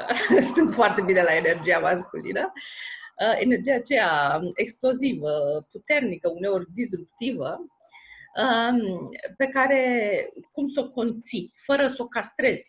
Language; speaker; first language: Romanian; native; Romanian